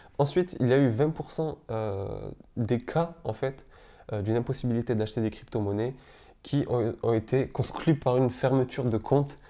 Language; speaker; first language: French; native; French